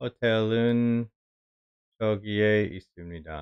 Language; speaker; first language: Korean; non-native, learner; English